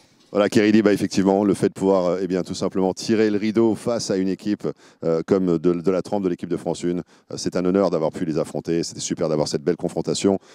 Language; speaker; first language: French; native; French